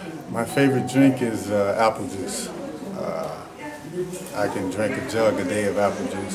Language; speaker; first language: English; native; English